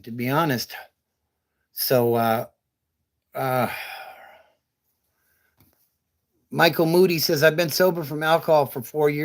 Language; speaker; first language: English; native; English